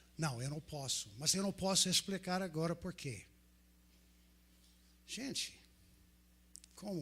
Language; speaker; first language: Portuguese; non-native, fluent; English